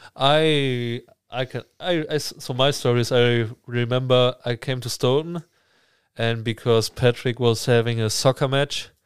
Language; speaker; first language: English; non-native, fluent; German